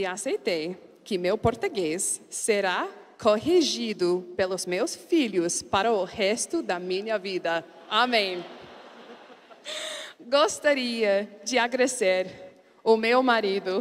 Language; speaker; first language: Portuguese; non-native, learner; English